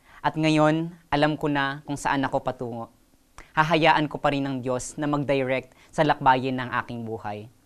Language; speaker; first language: Filipino; non-native, local second language; Waray